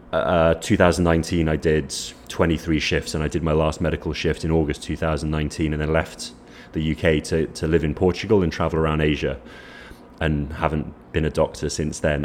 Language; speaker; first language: English; native; English